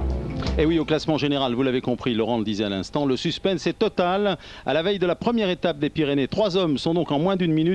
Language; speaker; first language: French; native; French